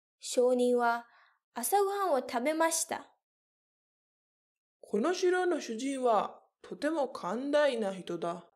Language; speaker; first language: Japanese; non-native, fluent; English